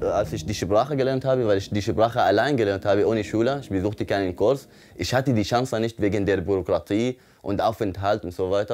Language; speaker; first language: German; non-native, fluent; Arabic